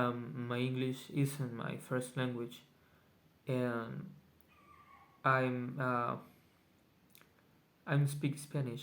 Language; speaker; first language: English; non-native, learner; Spanish